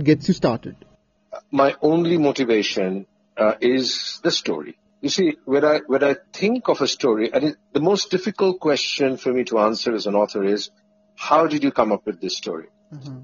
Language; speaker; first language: English; non-native, local second language; Bangla